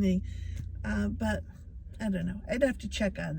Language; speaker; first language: English; native; English